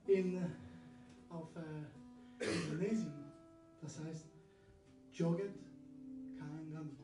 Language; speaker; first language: German; non-native, learner; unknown